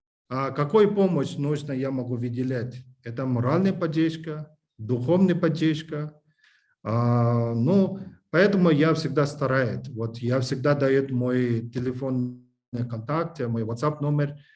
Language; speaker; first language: Russian; non-native, learner; English